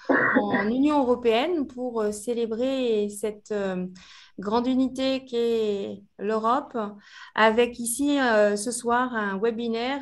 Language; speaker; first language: French; native; French